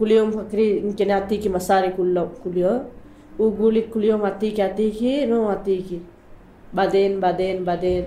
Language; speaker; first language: Arabic; non-native, learner; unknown